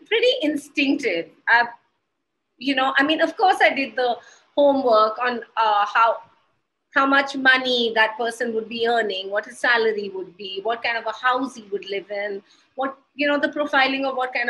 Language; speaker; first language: English; non-native, local second language; Hindi